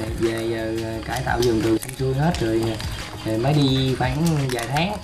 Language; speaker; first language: Vietnamese; native; Vietnamese